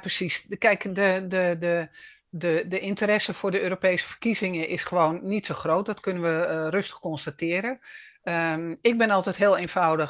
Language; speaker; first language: Dutch; native; Dutch